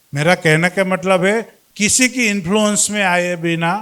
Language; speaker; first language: Hindi; non-native, local second language; Gujarati